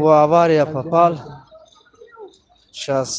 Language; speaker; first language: Russian; non-native, learner; Tajik